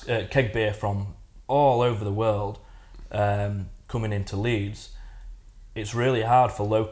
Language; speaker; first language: English; native; English